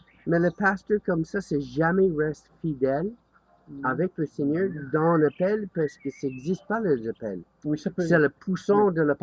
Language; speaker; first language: French; non-native, learner; English